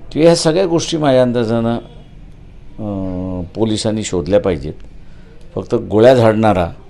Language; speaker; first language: Marathi; native; Marathi